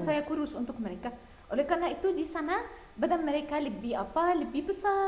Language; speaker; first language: Indonesian; non-native, learner; Arabic